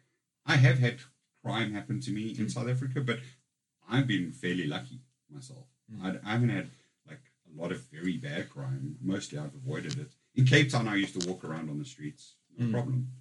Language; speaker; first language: English; native; English